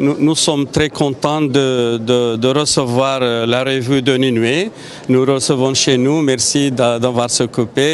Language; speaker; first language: French; non-native, fluent; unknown